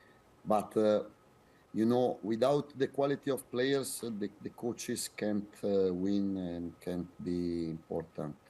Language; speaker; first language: English; non-native, fluent; Italian